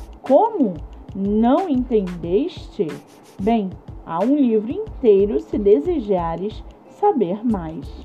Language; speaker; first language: Portuguese; native; Portuguese